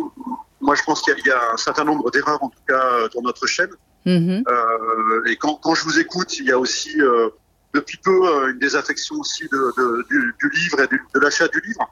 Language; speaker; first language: French; native; French